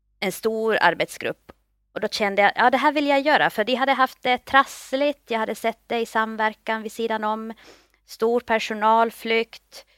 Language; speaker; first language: Swedish; native; Swedish